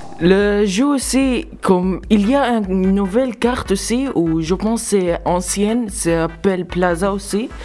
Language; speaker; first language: French; non-native, local second language; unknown